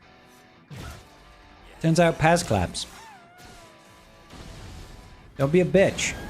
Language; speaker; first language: English; native; English